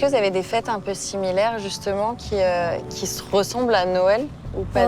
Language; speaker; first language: French; native; French